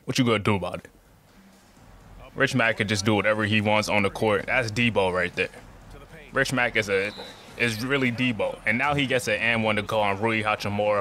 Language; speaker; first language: English; native; English